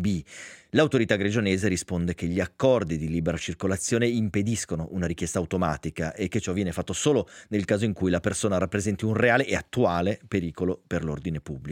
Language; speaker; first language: Italian; native; Italian